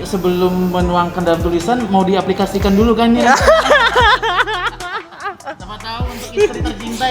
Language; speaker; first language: Indonesian; native; Indonesian